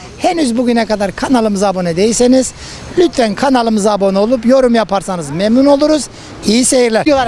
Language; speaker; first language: Turkish; native; Turkish